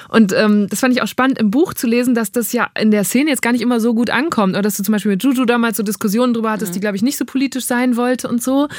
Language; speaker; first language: German; native; German